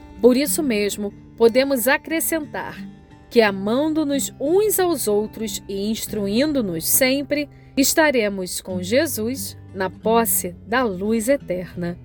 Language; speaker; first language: Portuguese; native; Portuguese